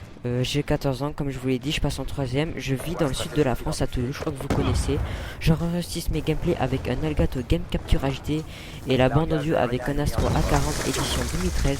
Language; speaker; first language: French; native; French